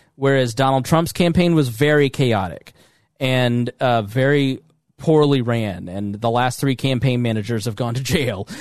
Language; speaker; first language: English; native; English